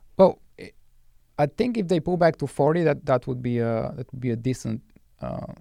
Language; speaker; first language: English; non-native, fluent; Bulgarian